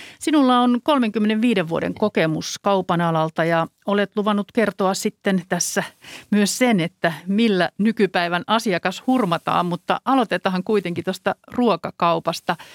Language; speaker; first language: Finnish; native; Finnish